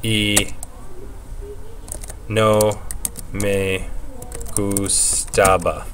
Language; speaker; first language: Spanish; non-native, fluent; English